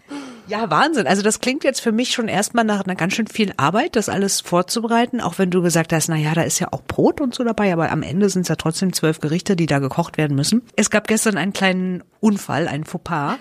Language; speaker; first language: German; native; German